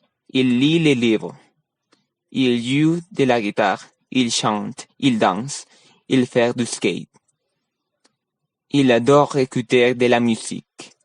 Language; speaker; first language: French; non-native, learner; Spanish